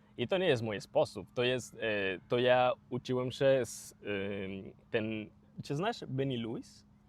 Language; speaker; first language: Polish; non-native, learner; Spanish